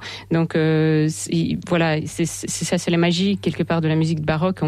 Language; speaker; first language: French; non-native, fluent; Russian